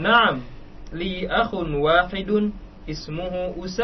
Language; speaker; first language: Arabic; non-native, learner; Indonesian